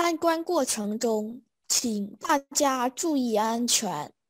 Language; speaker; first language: Chinese; non-native, fluent; Vietnamese